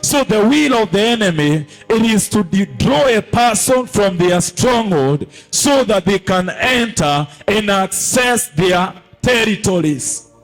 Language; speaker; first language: English; non-native, local second language; Swahili